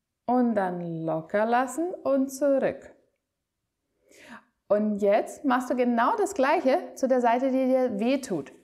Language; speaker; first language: German; native; German